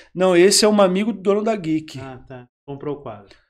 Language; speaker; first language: Portuguese; native; Portuguese